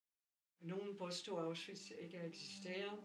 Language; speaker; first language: Danish; non-native, fluent; French